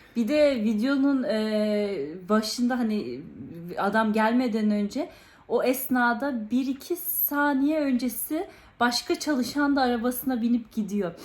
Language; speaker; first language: Turkish; early bilingual, heritage; Turkish